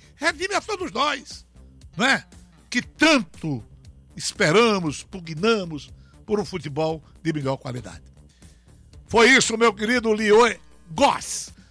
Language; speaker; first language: Portuguese; native; Portuguese